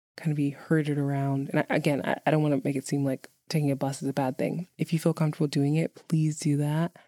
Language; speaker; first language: English; native; English